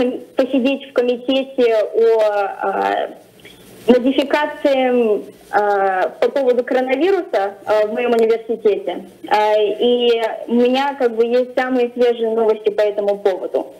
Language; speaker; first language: Russian; early bilingual, other home language; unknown